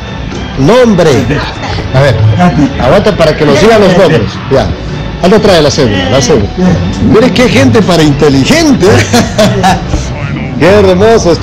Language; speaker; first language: Spanish; native; Spanish